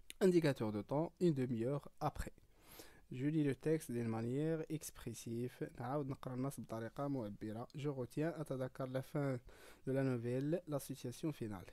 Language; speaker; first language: French; non-native, learner; Arabic